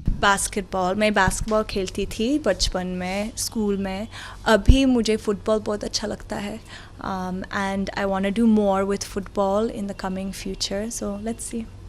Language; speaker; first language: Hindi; non-native, fluent; Arabic